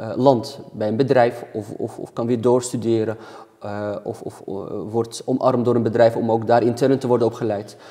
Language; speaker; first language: Dutch; native; Dutch